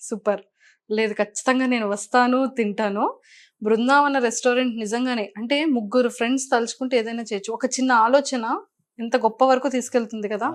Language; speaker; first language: Telugu; native; Telugu